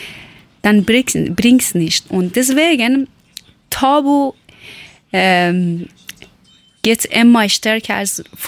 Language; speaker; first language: German; non-native, learner; Persian